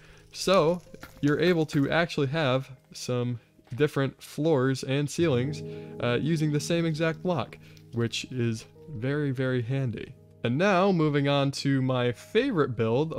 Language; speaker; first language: English; native; English